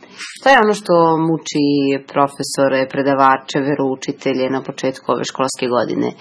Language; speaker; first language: Serbian; native; Serbian